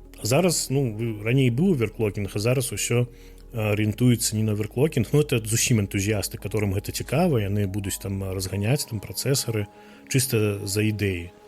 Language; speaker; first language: Belarusian; non-native, local second language; Russian